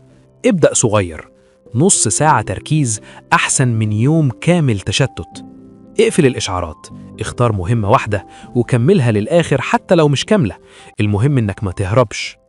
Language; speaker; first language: Arabic; native; Arabic